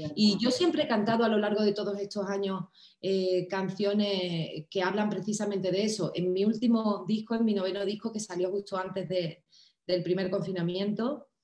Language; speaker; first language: Spanish; native; Spanish